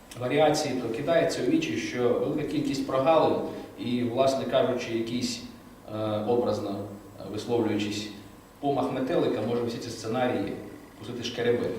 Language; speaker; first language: Ukrainian; native; Ukrainian